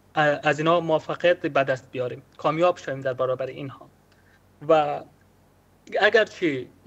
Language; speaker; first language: Persian; native; Persian